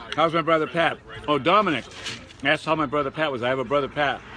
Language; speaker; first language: English; native; English